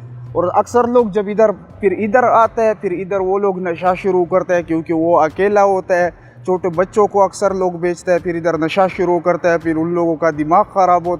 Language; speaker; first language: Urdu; non-native, local second language; Pashto